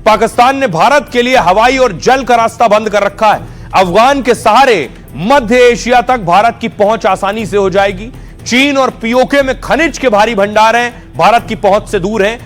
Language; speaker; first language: Hindi; native; Hindi